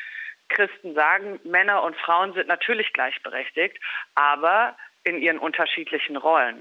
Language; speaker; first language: German; native; German